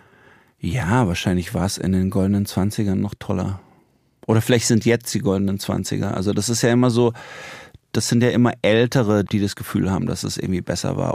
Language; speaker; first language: German; native; German